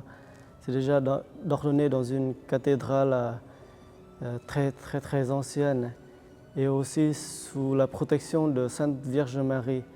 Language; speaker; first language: French; non-native, fluent; Vietnamese